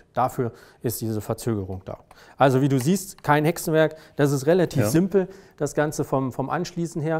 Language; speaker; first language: German; native; German